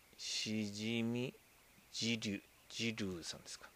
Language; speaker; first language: Japanese; native; Japanese